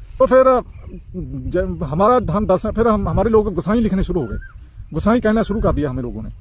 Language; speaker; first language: Hindi; non-native, local second language; Punjabi